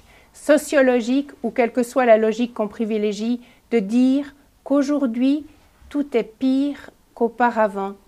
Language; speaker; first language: French; native; French